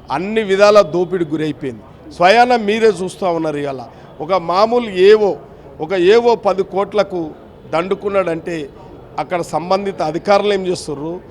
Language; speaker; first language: Telugu; native; Telugu